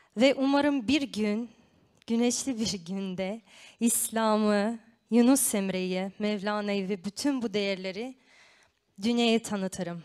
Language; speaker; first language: Turkish; non-native, fluent; Romanian